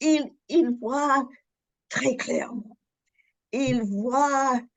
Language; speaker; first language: French; non-native, fluent; English